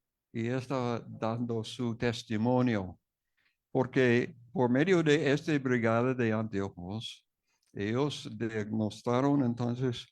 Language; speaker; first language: Spanish; non-native, fluent; English